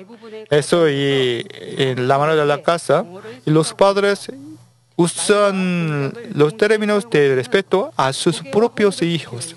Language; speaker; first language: Spanish; non-native, learner; Korean